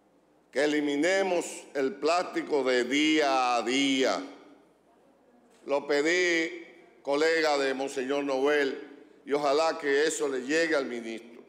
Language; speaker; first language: Spanish; native; Spanish